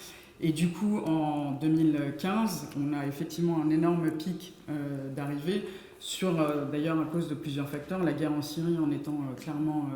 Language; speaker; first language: French; native; French